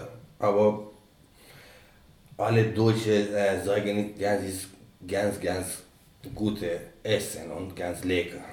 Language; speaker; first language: German; non-native, learner; Persian